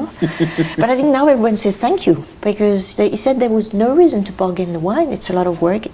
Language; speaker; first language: English; non-native, fluent; French